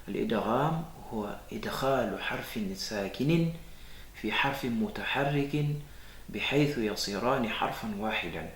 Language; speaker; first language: Arabic; non-native, fluent; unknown